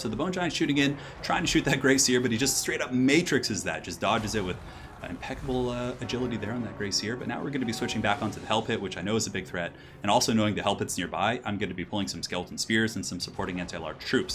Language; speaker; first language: English; native; English